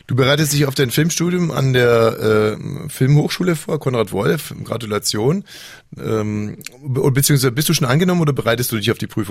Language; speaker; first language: German; native; German